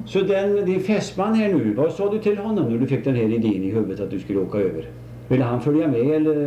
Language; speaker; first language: Swedish; native; Swedish